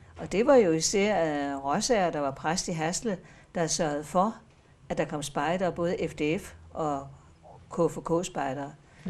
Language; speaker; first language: Danish; native; Danish